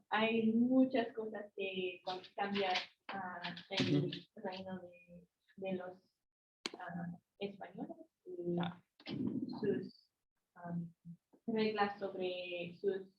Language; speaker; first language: Spanish; non-native, learner; English